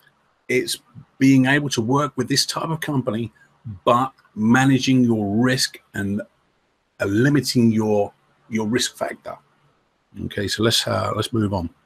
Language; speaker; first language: English; native; English